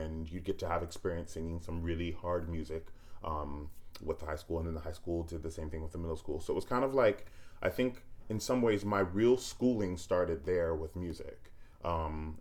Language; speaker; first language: English; native; English